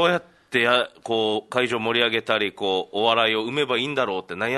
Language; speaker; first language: Japanese; native; Japanese